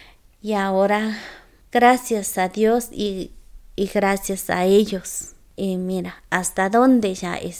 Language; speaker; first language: Spanish; non-native, local second language; Zapotec